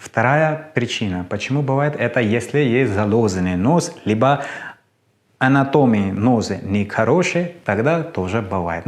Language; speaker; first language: Russian; non-native, learner; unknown